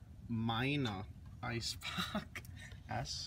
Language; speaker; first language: German; non-native, learner; English